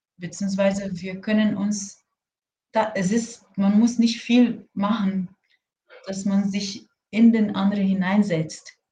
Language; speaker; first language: German; non-native, fluent; Portuguese